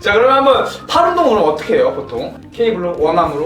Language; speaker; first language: Korean; native; Korean